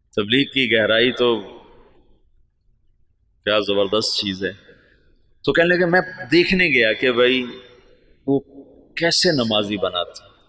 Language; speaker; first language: Urdu; non-native, local second language; Punjabi